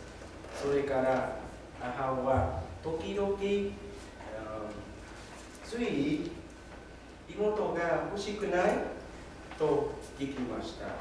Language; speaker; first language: Japanese; non-native, learner; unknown